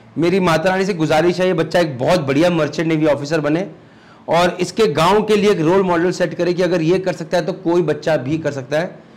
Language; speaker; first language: Hindi; native; Hindi